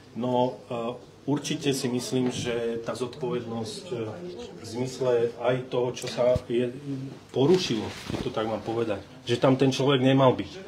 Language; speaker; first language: Slovak; native; Slovak